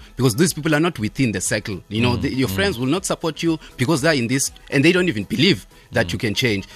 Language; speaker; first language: English; non-native, local second language; Xhosa